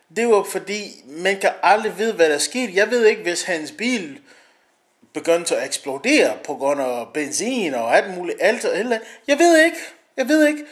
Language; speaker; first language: Danish; non-native, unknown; English